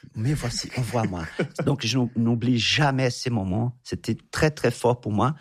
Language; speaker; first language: French; non-native, fluent; Portuguese